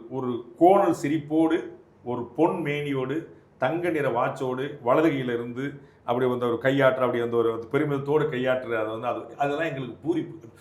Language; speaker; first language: Tamil; non-native, local second language; Hindi